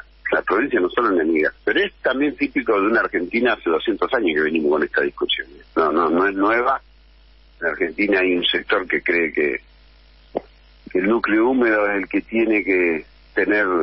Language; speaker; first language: Spanish; native; Spanish